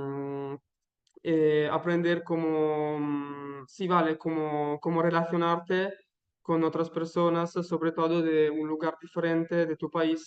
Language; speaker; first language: Spanish; non-native, learner; Italian